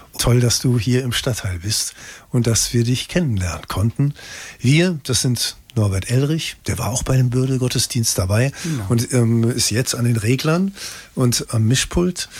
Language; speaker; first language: German; native; German